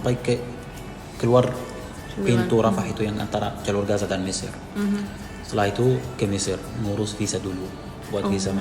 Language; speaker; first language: Indonesian; non-native, fluent; Arabic